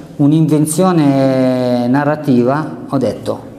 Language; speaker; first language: Italian; native; Italian